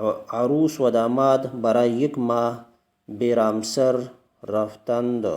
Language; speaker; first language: Persian; non-native, fluent; Urdu